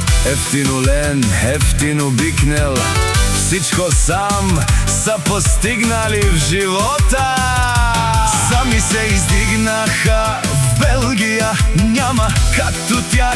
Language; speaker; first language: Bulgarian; non-native, local second language; Romany